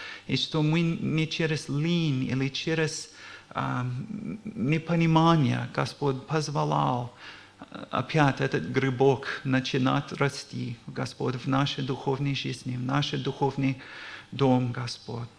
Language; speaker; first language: Russian; non-native, learner; English